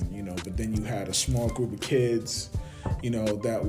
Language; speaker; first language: English; native; English